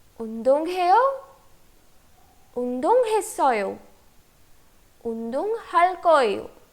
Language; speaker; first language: Korean; non-native, fluent; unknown